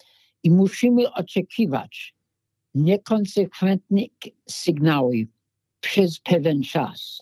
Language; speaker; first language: Polish; non-native, fluent; English